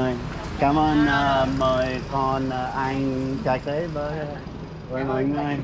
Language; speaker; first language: Vietnamese; non-native, learner; English